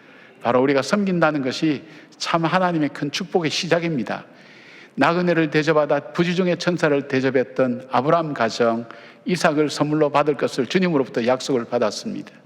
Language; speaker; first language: Korean; native; Korean